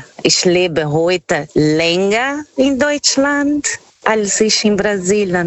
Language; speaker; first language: German; non-native, fluent; Portuguese